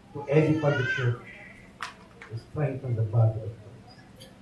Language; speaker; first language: English; non-native, local second language; Filipino